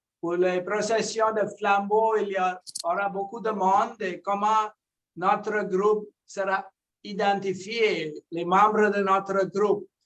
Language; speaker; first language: French; non-native, local second language; English